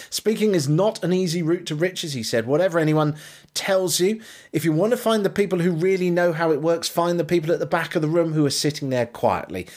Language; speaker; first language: English; native; English